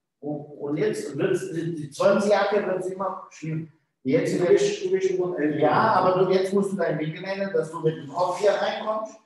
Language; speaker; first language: German; non-native, fluent; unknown